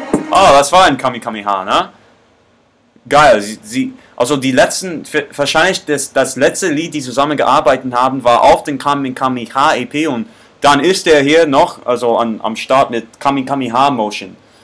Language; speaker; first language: German; non-native, learner; English